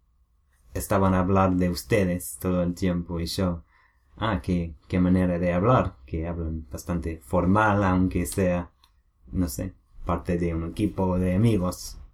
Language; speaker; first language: Spanish; non-native, learner; English